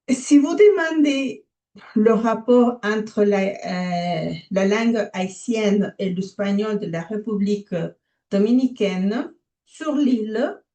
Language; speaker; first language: French; non-native, fluent; Spanish